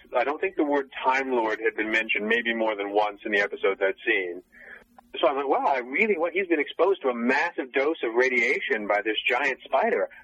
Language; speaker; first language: English; native; English